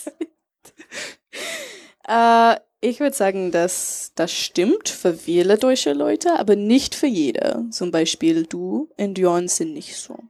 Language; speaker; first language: German; non-native, fluent; English